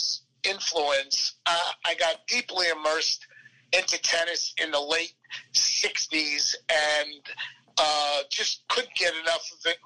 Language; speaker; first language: English; native; English